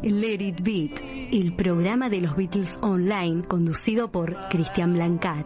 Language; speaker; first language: Spanish; native; Spanish